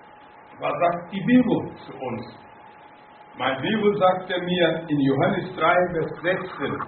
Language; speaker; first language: German; non-native, fluent; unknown